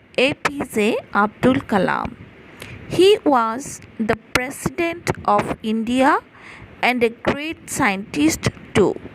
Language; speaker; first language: English; non-native, local second language; Assamese